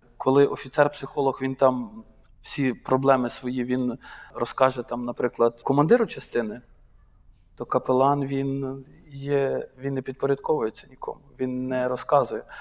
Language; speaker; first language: Ukrainian; native; Ukrainian